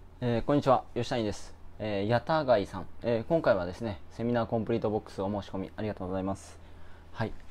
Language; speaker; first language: Japanese; native; Japanese